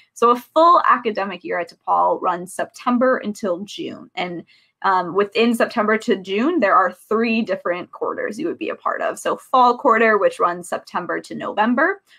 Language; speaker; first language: English; native; English